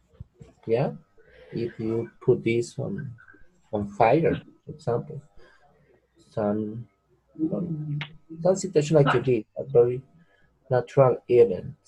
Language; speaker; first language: English; non-native, learner; Spanish